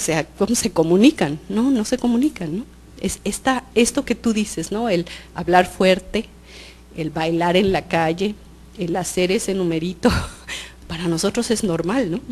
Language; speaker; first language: Spanish; native; Spanish